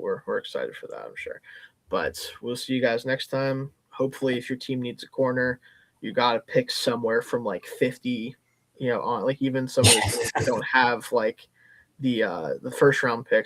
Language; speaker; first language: English; native; English